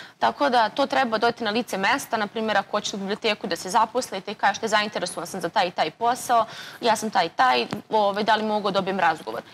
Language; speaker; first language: Serbian; native; Serbian